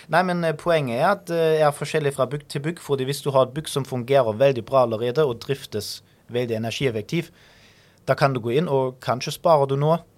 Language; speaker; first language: Norwegian; non-native, fluent; German